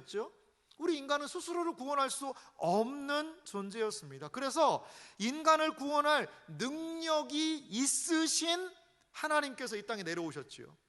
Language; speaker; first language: Korean; native; Korean